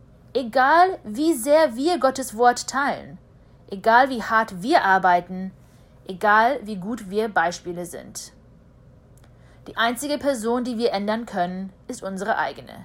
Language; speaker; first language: German; early bilingual, heritage; German